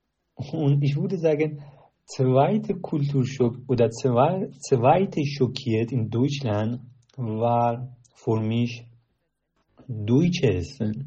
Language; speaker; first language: German; non-native, learner; Persian